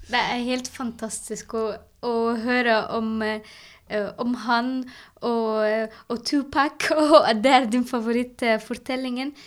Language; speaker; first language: Norwegian; non-native, fluent; Arabic